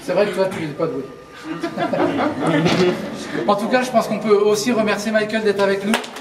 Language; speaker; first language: French; native; French